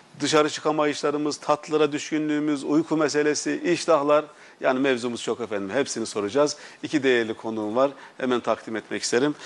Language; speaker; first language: Turkish; native; Turkish